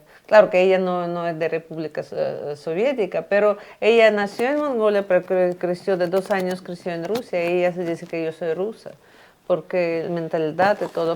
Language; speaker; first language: Spanish; non-native, fluent; Russian